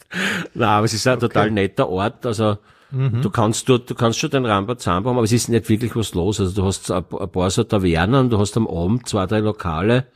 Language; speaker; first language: German; native; German